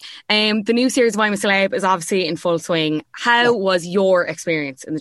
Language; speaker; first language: English; native; English